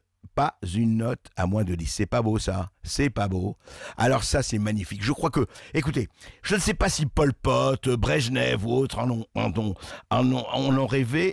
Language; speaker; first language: French; native; French